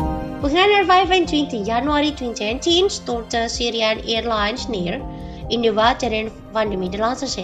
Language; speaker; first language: Dutch; non-native, local second language; Indonesian